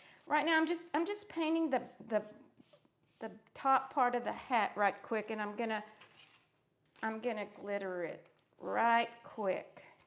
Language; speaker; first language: English; early bilingual, other home language; Spanish